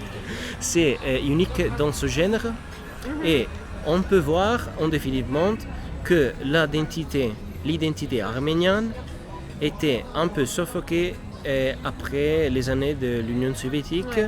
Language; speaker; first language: French; non-native, fluent; Italian